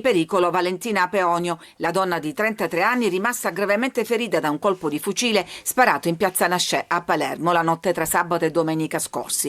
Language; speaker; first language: Italian; native; Italian